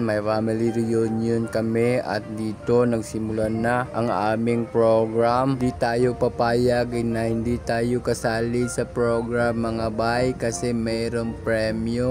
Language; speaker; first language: Filipino; non-native, local second language; Cebuano